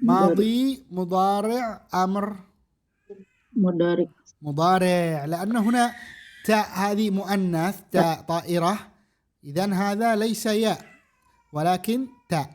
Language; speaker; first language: Arabic; non-native, fluent; Indonesian